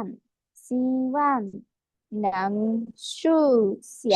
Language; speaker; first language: Chinese; non-native, learner; Lao